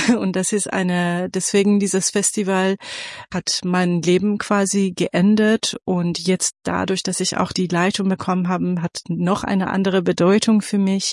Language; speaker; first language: German; non-native, fluent; Persian